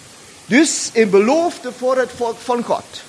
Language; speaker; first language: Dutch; non-native, fluent; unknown